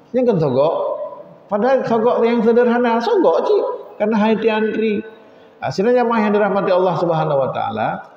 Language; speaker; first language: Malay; non-native, local second language; Achinese